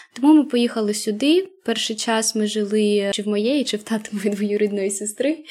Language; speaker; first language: Ukrainian; native; Ukrainian